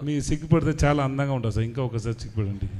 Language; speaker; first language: Telugu; non-native, learner; Tamil